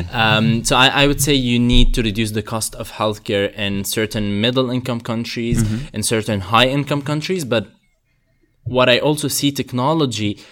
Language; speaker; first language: English; non-native, fluent; Arabic